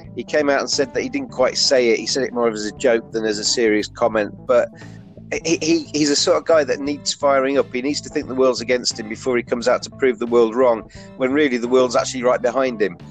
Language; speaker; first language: English; native; English